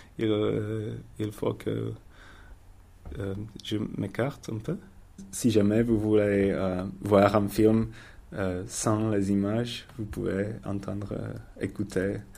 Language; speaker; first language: French; non-native, learner; Czech